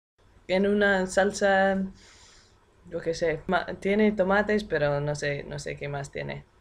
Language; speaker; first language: Spanish; non-native, fluent; English